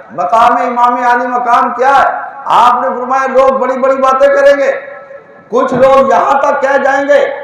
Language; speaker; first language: Urdu; non-native, local second language; Punjabi